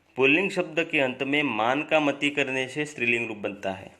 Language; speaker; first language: Hindi; non-native, local second language; Gujarati